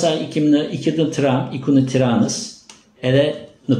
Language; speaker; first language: Albanian; non-native, learner; Turkish